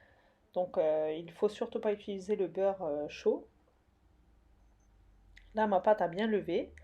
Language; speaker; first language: French; native; French